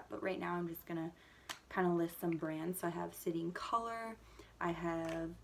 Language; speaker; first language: English; native; English